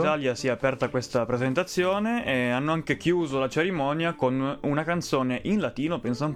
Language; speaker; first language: Italian; native; Italian